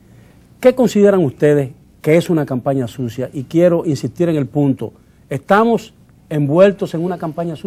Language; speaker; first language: Spanish; native; Spanish